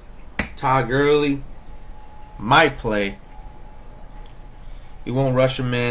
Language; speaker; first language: English; native; English